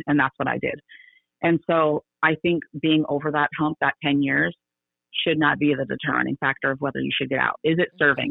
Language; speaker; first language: English; native; English